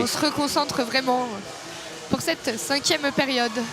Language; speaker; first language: French; native; French